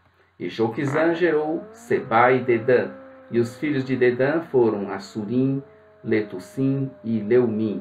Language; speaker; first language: Portuguese; native; Portuguese